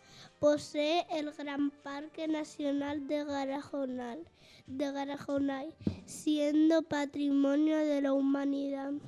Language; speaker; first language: Spanish; native; Spanish